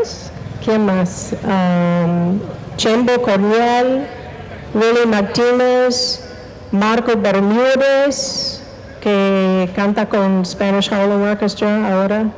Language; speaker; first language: Spanish; non-native, fluent; English